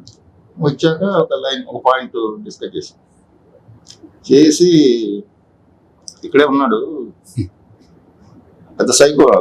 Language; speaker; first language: Telugu; native; Telugu